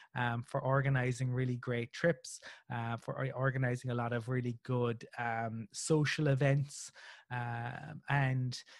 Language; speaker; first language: English; native; English